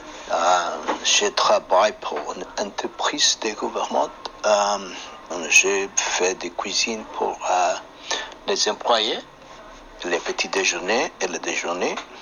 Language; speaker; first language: French; non-native, learner; English